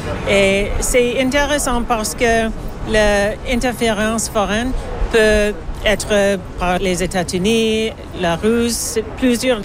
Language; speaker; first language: French; non-native, learner; English